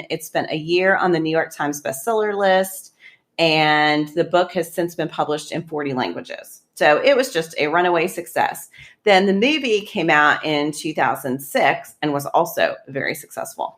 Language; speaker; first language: English; native; English